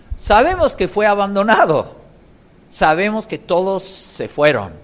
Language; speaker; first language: Spanish; non-native, fluent; English